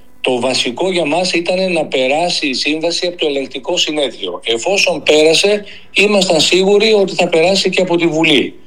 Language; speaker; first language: Greek; native; Greek